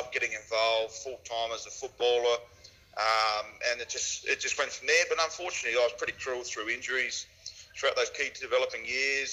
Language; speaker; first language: English; native; English